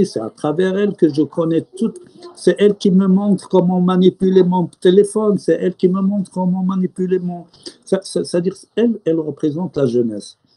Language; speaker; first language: French; non-native, local second language; Arabic